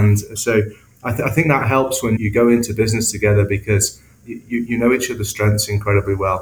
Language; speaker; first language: English; native; English